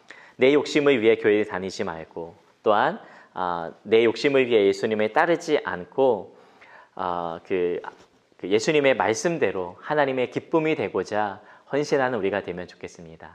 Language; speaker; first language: Korean; native; Korean